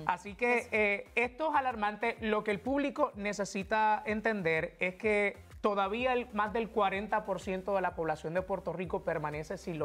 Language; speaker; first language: Spanish; native; Spanish